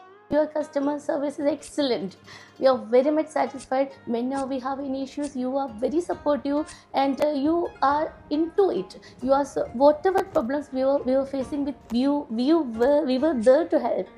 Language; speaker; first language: English; non-native, local second language; Malayalam